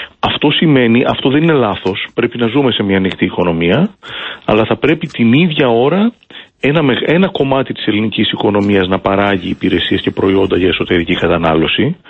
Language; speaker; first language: Greek; native; Greek